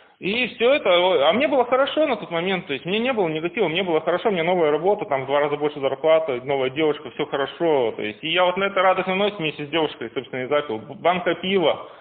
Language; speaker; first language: Russian; native; Russian